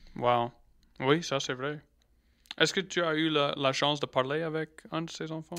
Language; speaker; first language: French; non-native, local second language; English